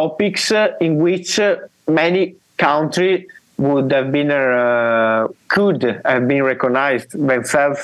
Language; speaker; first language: English; non-native, learner; Italian